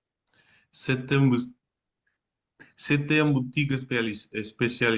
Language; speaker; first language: French; non-native, learner; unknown